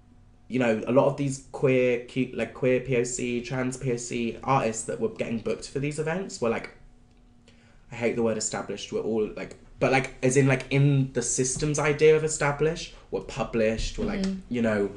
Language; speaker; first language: English; native; English